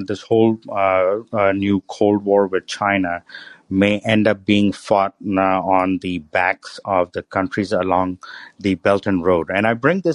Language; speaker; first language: English; non-native, local second language; Urdu